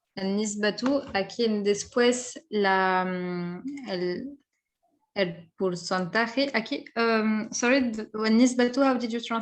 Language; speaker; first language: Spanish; non-native, fluent; French